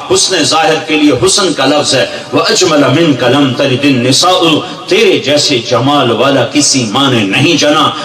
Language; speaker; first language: Urdu; non-native, local second language; Punjabi